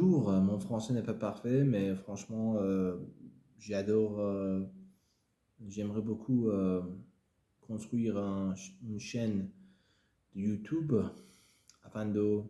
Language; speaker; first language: French; non-native, fluent; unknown